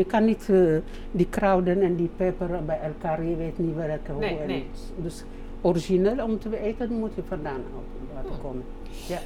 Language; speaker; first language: Dutch; non-native, learner; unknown